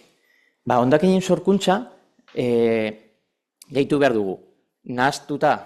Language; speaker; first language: Basque; non-native, local second language; Spanish